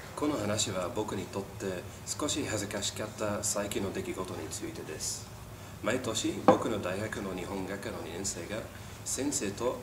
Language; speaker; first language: Japanese; non-native, learner; Dutch